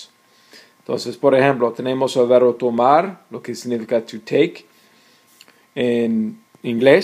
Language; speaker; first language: Spanish; non-native, fluent; English